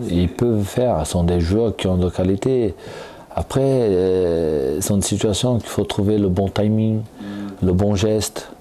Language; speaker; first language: French; non-native, fluent; Portuguese